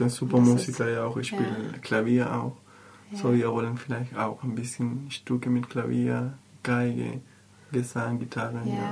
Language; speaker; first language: German; non-native, learner; Spanish